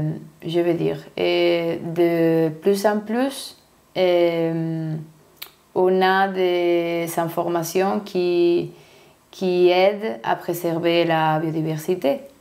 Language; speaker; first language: French; non-native, learner; Spanish